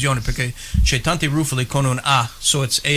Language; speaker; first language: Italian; early bilingual, heritage; English